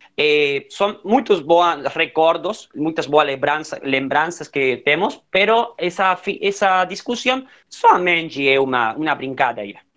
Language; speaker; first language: Portuguese; non-native, learner; Spanish